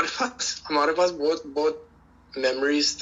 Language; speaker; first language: Hindi; early bilingual, heritage; Hindi